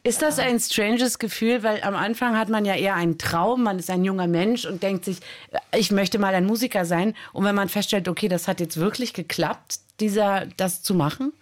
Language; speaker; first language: German; native; German